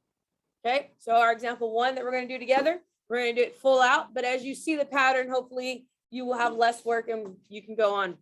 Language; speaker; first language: English; native; English